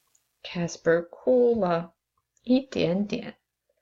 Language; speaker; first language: Chinese; non-native, fluent; English